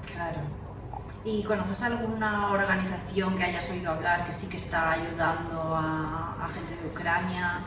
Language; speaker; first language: Spanish; native; Spanish